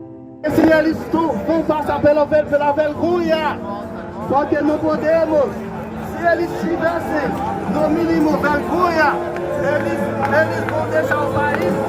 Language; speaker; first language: Portuguese; non-native, fluent; Haitian Creole